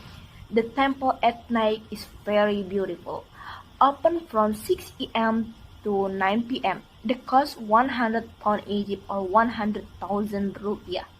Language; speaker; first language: English; non-native, learner; Indonesian